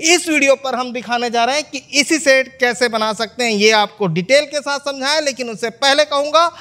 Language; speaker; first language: Hindi; native; Hindi